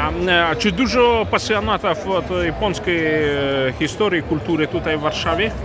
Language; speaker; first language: Polish; non-native, learner; Russian